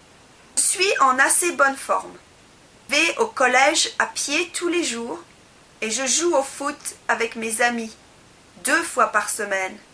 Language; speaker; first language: French; non-native, learner; English